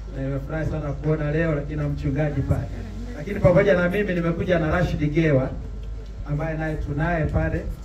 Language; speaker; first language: Swahili; native; Swahili